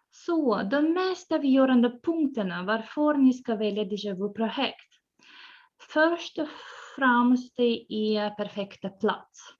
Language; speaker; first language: Swedish; non-native, fluent; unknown